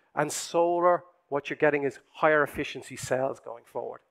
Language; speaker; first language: English; native; English